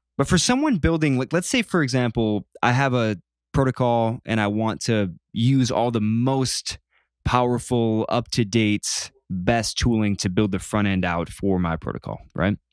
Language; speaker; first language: English; native; English